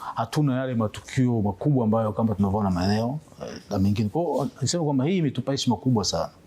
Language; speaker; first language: Swahili; native; Swahili